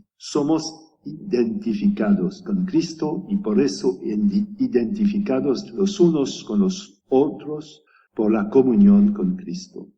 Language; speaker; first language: Spanish; non-native, learner; French